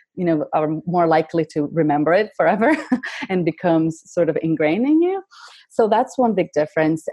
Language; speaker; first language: English; non-native, fluent; Portuguese